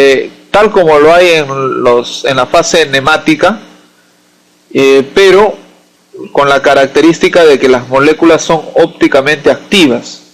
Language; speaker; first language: Spanish; native; Spanish